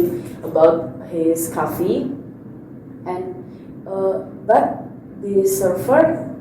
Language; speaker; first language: English; non-native, learner; Indonesian